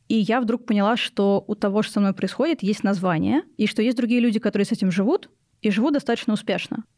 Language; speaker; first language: Russian; native; Russian